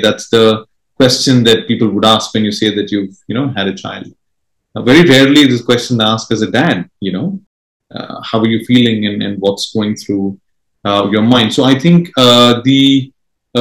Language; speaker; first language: English; non-native, local second language; Marathi